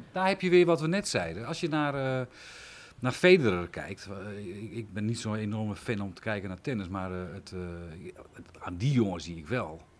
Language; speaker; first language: Dutch; native; Dutch